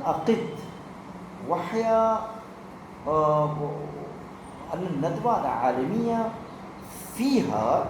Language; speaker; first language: Arabic; non-native, fluent; Urdu